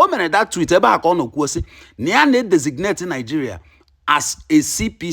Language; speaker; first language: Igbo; native; Igbo